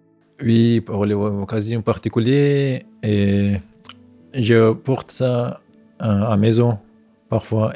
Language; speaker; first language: French; non-native, learner; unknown